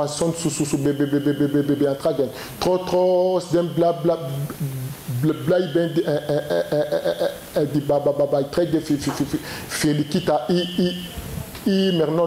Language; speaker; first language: German; non-native, learner; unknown